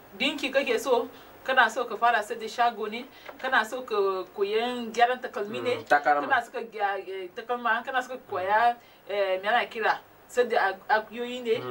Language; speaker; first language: Hausa; non-native, local second language; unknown